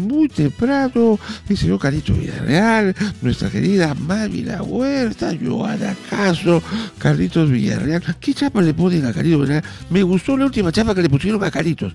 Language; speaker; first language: Spanish; native; Spanish